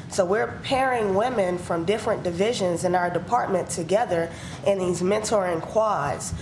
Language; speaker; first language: English; native; English